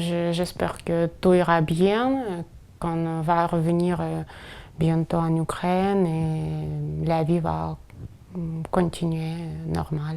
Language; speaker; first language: French; non-native, fluent; Ukrainian